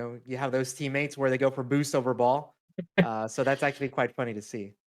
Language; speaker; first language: English; native; English